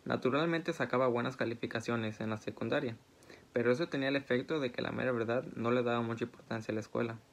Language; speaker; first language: Spanish; early bilingual, heritage; Spanish